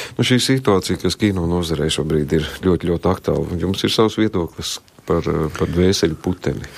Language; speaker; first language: Latvian; native; Latvian